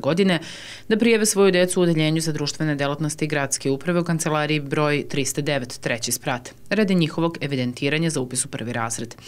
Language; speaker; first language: Serbian; native; Serbian